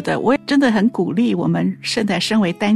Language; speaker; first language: Chinese; native; Chinese